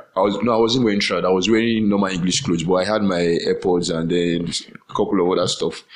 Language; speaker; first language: English; non-native, local second language; Yoruba